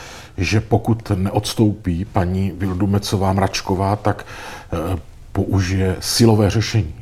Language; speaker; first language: Czech; native; Czech